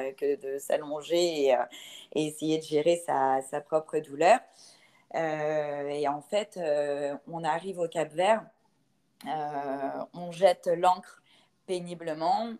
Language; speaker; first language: French; native; French